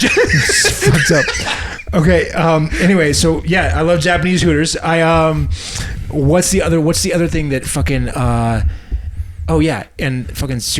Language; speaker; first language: English; native; English